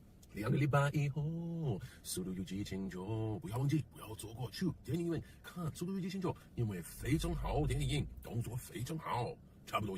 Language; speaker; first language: Chinese; non-native, learner; English